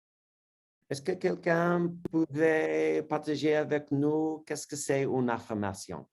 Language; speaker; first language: French; non-native, learner; English